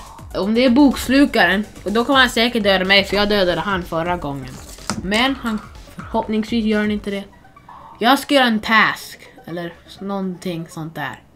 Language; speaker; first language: Swedish; non-native, fluent; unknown